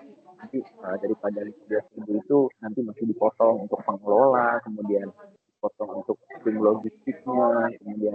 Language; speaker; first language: Indonesian; native; Indonesian